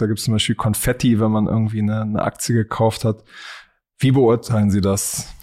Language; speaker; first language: German; native; German